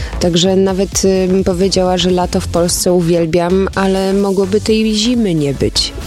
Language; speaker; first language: Polish; early bilingual, heritage; Polish